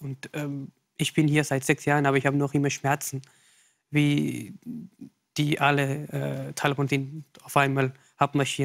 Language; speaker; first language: German; non-native, learner; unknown